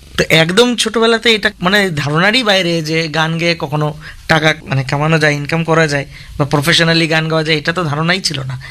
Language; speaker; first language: Bangla; native; Bangla